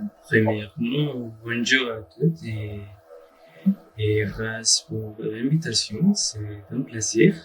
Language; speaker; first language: French; non-native, learner; Spanish